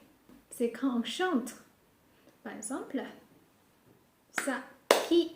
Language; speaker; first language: French; non-native, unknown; Japanese